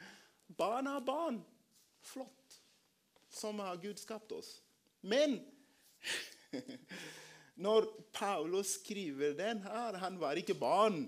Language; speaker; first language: Norwegian; non-native, fluent; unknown